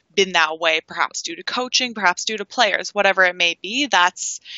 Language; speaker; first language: English; native; English